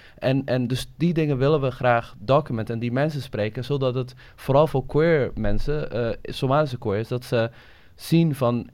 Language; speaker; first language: Dutch; early bilingual, other home language; Somali